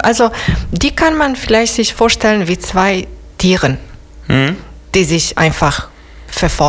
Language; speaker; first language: German; non-native, fluent; Serbian